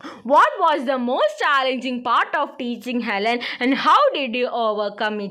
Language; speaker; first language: English; non-native, local second language; Malayalam